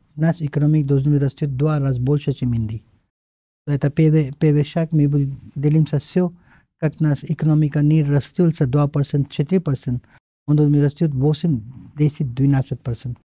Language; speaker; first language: Russian; non-native, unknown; Hindi